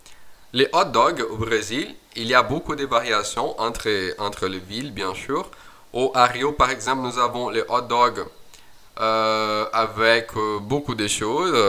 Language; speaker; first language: French; non-native, fluent; Portuguese